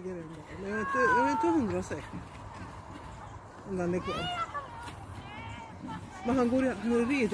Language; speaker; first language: Swedish; native; Swedish